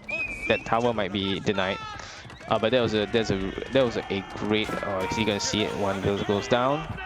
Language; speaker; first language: English; native; English